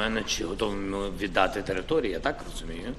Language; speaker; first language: Ukrainian; non-native, local second language; Russian